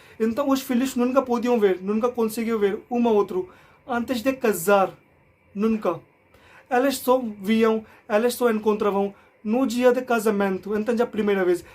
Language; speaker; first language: Portuguese; non-native, learner; Hindi